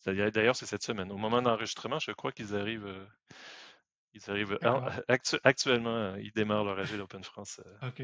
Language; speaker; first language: French; native; French